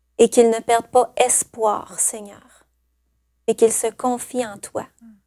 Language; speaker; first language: French; native; French